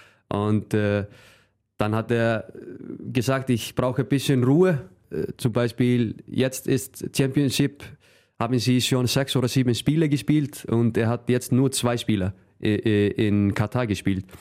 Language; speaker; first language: German; non-native, fluent; Icelandic